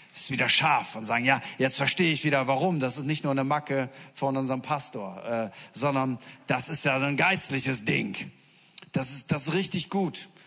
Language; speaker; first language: German; native; German